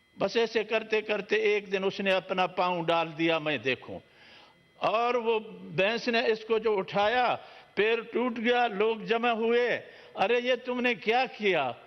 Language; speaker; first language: Urdu; non-native, local second language; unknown